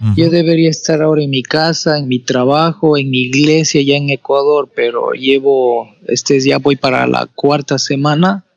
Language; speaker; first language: Spanish; native; Spanish